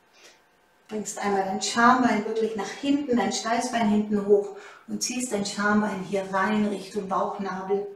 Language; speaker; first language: German; native; German